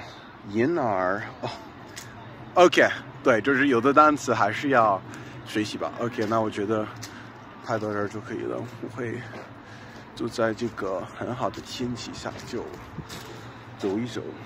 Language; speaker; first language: Chinese; non-native, fluent; English